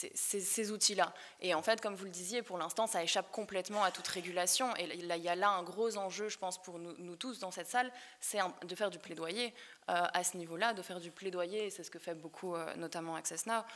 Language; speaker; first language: French; native; French